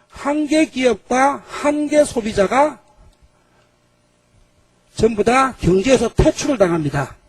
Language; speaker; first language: Korean; native; Korean